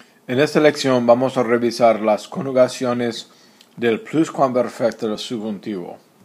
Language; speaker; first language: Spanish; non-native, fluent; English